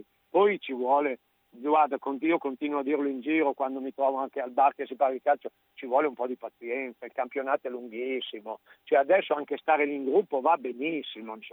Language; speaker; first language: Italian; native; Italian